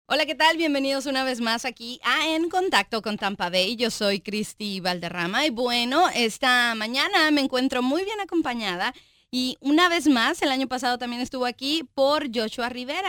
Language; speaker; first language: Spanish; native; Spanish